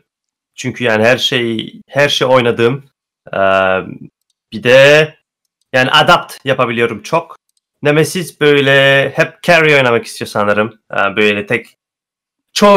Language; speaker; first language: Turkish; early bilingual, heritage; Turkish